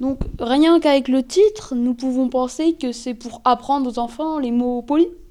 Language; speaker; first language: French; native; French